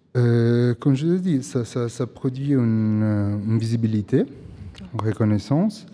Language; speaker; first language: French; non-native, fluent; Spanish